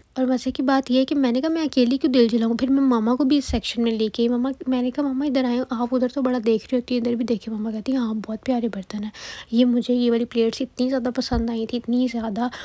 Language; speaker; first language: Urdu; native; Urdu